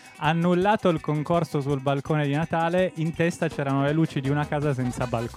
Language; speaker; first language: Italian; native; Italian